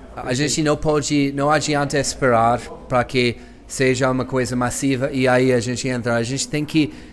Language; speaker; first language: Portuguese; non-native, fluent; English